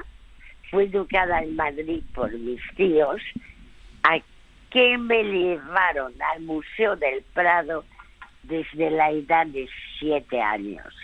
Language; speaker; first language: Spanish; early bilingual, other home language; French